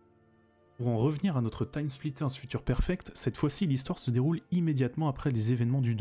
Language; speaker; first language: French; native; French